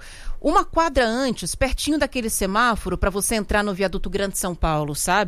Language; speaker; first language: Portuguese; native; Portuguese